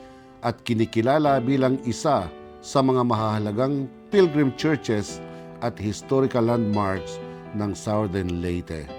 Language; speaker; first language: Filipino; non-native, local second language; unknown